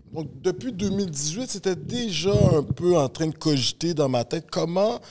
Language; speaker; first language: French; native; French